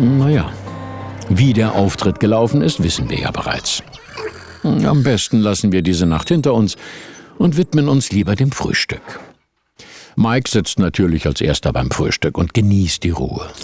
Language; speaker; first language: German; native; German